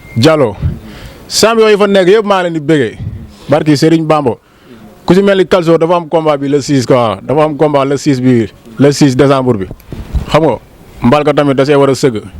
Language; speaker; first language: Wolof; native; Wolof